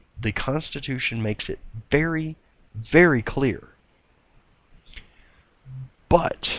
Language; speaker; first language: English; native; English